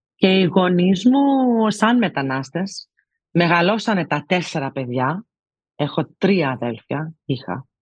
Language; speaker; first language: Greek; early bilingual, heritage; Greek